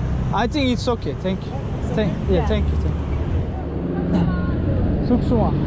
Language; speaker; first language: English; non-native, learner; Turkish